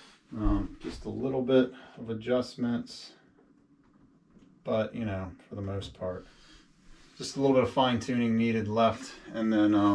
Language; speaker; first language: English; native; English